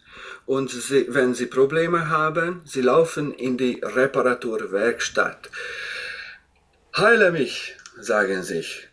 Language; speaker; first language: German; non-native, fluent; Hungarian